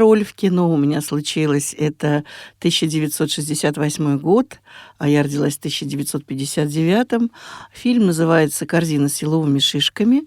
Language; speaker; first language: Russian; native; Russian